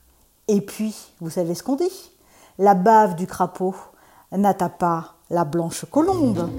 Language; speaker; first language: French; native; French